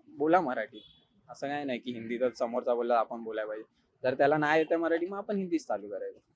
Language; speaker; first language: Marathi; native; Marathi